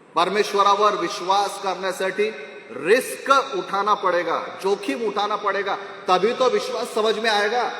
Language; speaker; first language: Hindi; non-native, local second language; Marathi